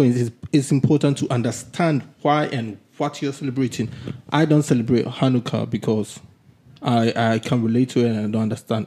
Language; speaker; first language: English; non-native, local second language; Akan